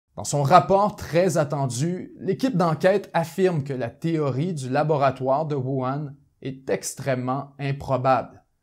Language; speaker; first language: French; native; French